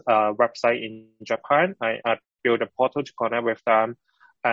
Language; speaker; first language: English; non-native, local second language; Cantonese